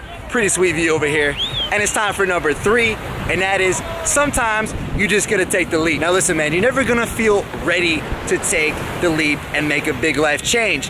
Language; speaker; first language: English; native; English